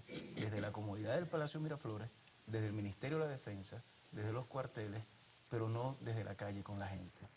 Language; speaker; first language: Spanish; native; Spanish